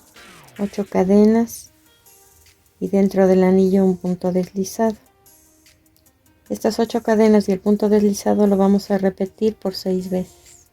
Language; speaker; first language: Spanish; native; Spanish